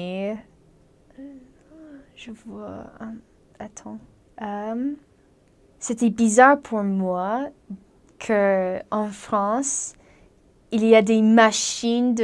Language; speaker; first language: French; non-native, fluent; English